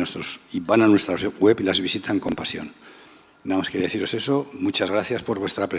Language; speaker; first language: Spanish; native; Spanish